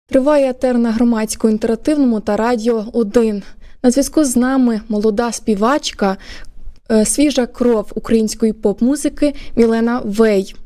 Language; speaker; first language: Ukrainian; native; Ukrainian